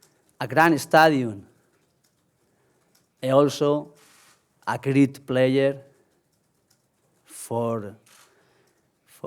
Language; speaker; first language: English; non-native, learner; Spanish